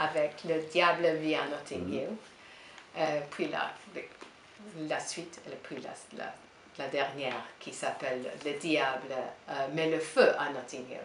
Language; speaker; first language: French; non-native, learner; English